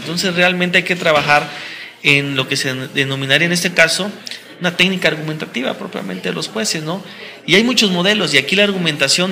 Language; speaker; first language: Spanish; native; Spanish